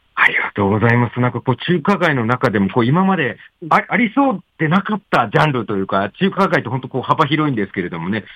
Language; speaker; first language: Japanese; native; Japanese